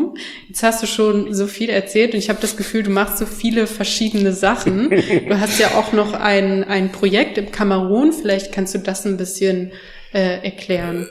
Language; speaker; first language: German; native; German